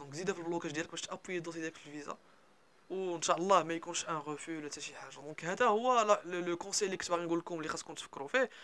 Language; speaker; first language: Arabic; native; Arabic